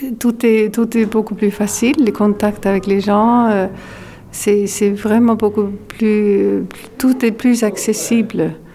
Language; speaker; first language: French; non-native, fluent; Icelandic